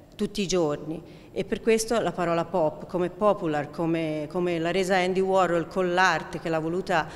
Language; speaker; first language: Italian; native; Italian